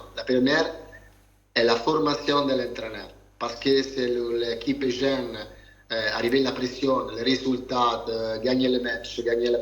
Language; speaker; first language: French; non-native, learner; Italian